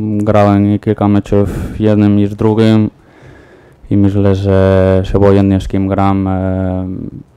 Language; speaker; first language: Polish; non-native, learner; Spanish